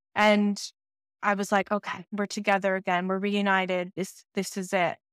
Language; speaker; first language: English; native; English